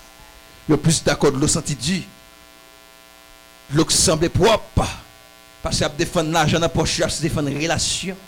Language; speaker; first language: French; non-native, local second language; Haitian Creole